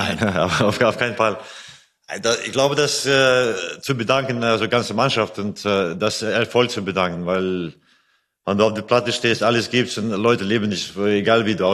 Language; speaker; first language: German; non-native, fluent; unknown